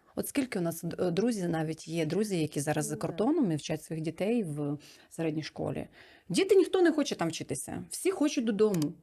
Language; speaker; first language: Ukrainian; native; Ukrainian